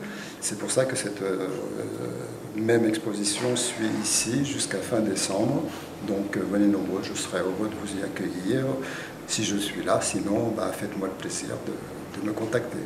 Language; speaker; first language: French; early bilingual, other home language; Spanish